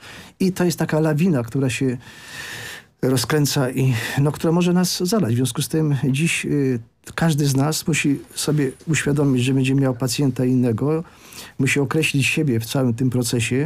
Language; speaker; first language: Polish; native; Polish